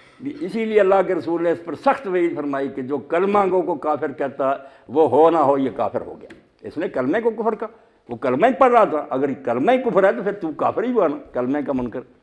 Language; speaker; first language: Urdu; non-native, local second language; Punjabi